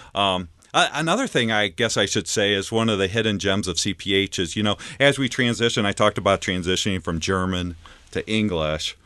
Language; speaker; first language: English; native; English